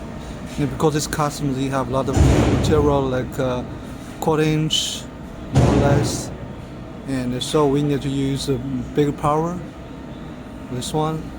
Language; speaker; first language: English; non-native, learner; Chinese